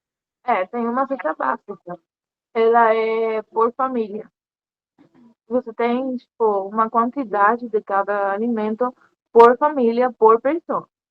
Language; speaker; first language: Portuguese; non-native, learner; Spanish